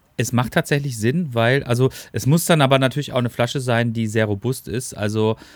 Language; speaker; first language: German; native; German